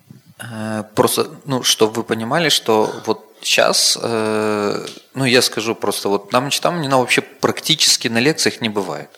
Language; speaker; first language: Russian; native; Russian